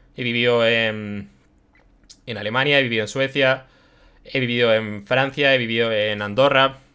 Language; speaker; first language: Spanish; early bilingual, other home language; German